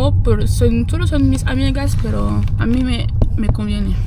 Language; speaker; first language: Spanish; non-native, learner; French